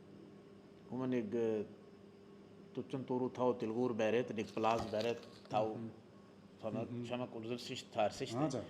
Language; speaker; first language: Mongolian; non-native, learner; Urdu